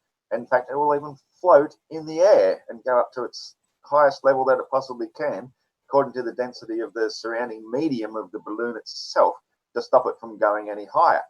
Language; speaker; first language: English; native; English